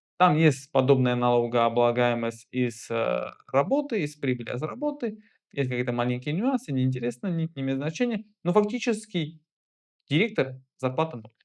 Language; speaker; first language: Russian; non-native, fluent; Armenian